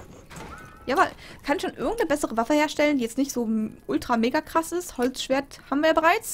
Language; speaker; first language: German; native; German